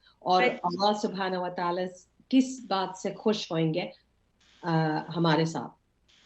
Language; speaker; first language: Hindi; early bilingual, heritage; English